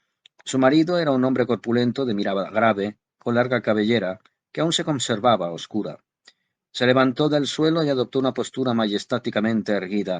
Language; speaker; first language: Spanish; native; Spanish